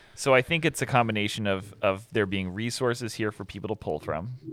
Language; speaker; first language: English; native; English